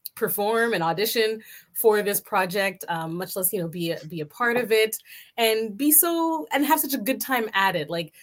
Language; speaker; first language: English; native; English